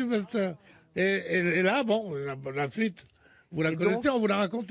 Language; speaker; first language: French; native; French